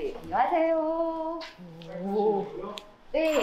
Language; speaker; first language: Korean; non-native, fluent; Indonesian